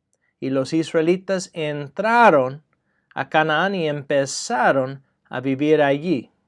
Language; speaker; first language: Spanish; non-native, fluent; English